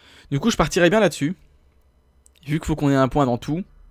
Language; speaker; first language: French; native; French